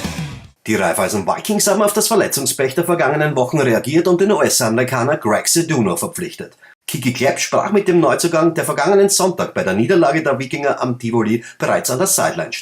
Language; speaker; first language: German; native; German